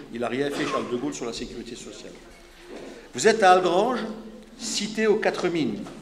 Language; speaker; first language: French; native; French